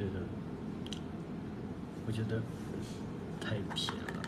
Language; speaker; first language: Chinese; non-native, local second language; Tibetan